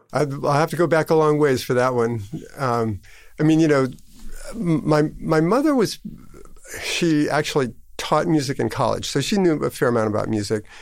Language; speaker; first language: English; native; English